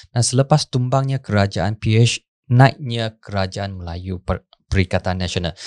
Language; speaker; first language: Malay; non-native, local second language; Chinese